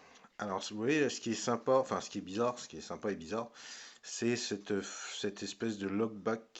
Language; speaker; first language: French; native; French